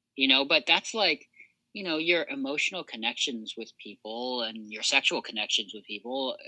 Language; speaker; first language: English; native; English